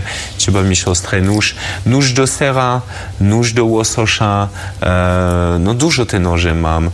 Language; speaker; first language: Polish; non-native, fluent; French